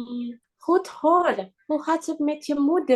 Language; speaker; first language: Dutch; non-native, learner; Indonesian